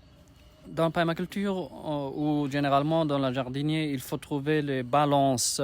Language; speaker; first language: French; non-native, learner; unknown